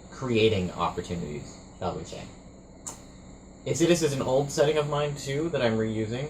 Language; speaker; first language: English; native; English